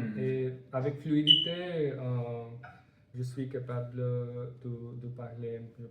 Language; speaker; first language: French; non-native, learner; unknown